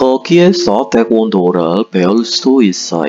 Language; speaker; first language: Korean; non-native, fluent; Indonesian